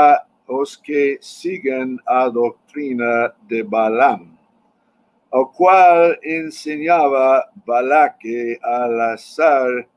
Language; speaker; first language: Spanish; non-native, fluent; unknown